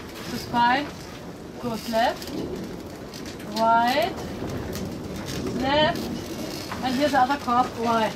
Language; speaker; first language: English; non-native, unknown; German